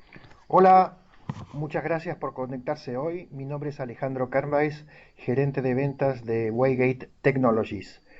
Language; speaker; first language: Spanish; native; Spanish